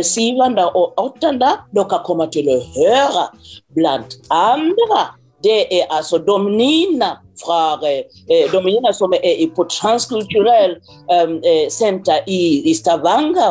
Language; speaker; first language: Norwegian; non-native, fluent; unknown